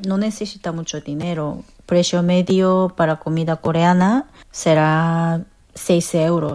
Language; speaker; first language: Spanish; non-native, fluent; Korean